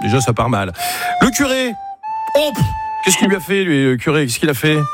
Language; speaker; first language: French; native; French